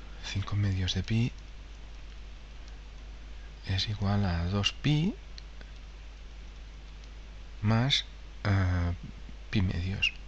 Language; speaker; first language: Spanish; native; Spanish